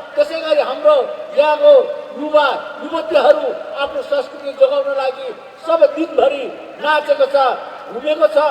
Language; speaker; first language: Nepali; non-native, local second language; Eastern Tamang